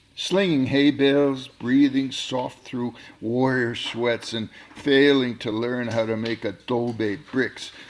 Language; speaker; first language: English; native; English